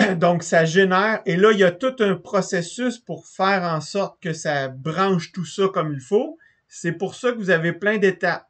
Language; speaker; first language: French; native; French